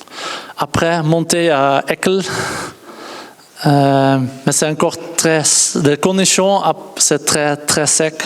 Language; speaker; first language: French; non-native, learner; Dutch